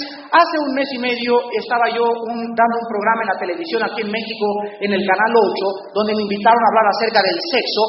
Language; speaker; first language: Spanish; native; Spanish